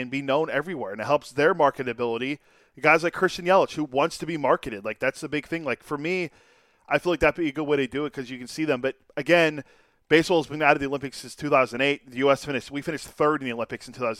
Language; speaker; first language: English; native; English